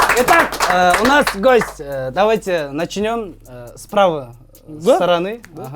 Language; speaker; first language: Russian; non-native, local second language; Kazakh